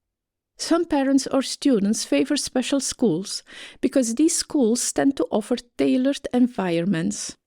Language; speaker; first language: English; non-native, fluent; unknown